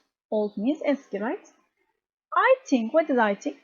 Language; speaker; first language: English; non-native, fluent; Turkish